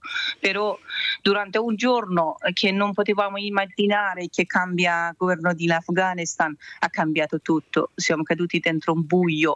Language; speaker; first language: Italian; non-native, learner; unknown